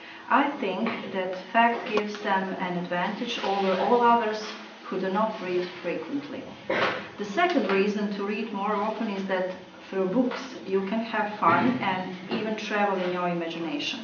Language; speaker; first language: English; non-native, fluent; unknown